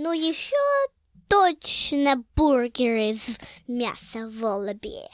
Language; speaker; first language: Russian; early bilingual, heritage; Russian